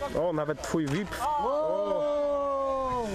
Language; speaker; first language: Polish; native; Polish